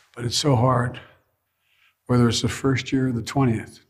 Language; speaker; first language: English; native; English